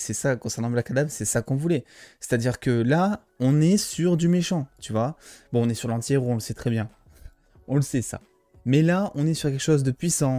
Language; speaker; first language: French; native; French